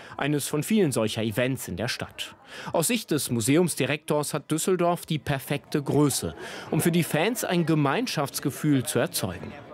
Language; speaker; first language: German; native; German